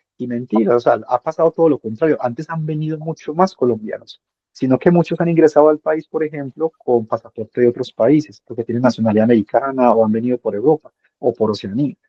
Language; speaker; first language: Spanish; native; Spanish